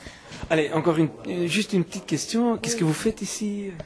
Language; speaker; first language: French; non-native, fluent; Dutch